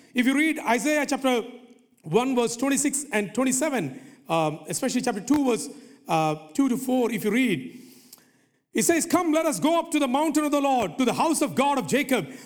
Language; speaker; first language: English; non-native, local second language; Malayalam